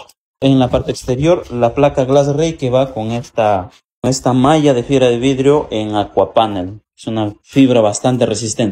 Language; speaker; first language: Spanish; native; Spanish